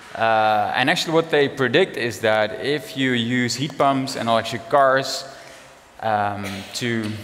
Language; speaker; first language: English; non-native, fluent; Dutch